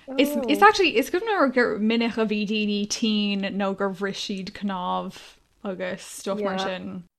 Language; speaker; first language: Irish; non-native, local second language; English